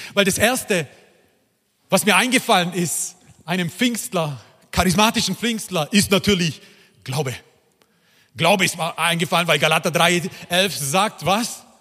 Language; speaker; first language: German; non-native, fluent; Croatian